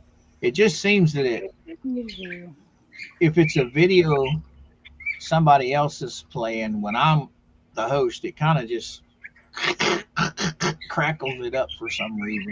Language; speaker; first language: English; native; English